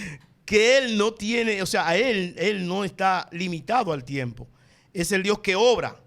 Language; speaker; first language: Spanish; native; Spanish